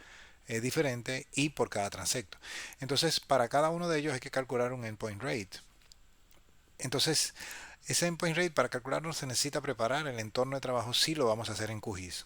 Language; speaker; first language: Spanish; native; Spanish